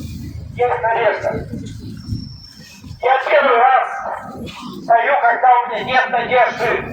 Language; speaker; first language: Russian; native; Russian